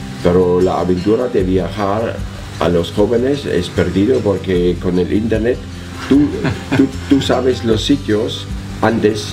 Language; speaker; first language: Spanish; non-native, learner; German